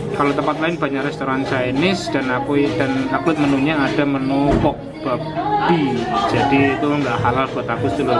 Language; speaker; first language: Malay; non-native, local second language; Javanese